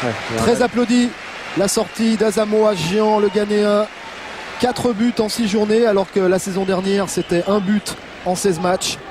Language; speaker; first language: French; native; French